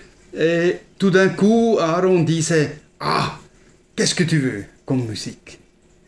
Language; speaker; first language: French; non-native, fluent; German